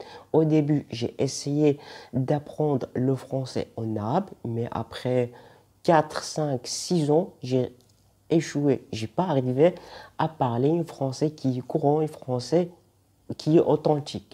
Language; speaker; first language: French; non-native, local second language; Arabic